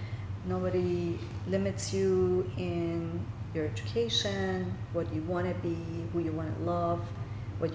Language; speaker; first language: English; non-native, fluent; Persian